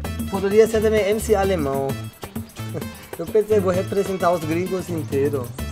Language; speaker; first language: Portuguese; non-native, fluent; German